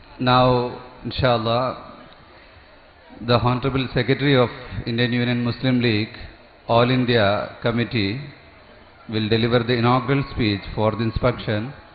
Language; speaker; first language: English; non-native, local second language; Malayalam